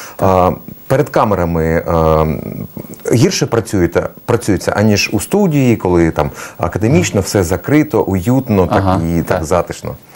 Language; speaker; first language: Ukrainian; native; Ukrainian